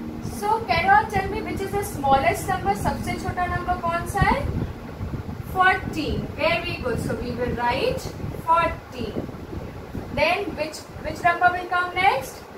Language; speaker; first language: English; non-native, local second language; Hindi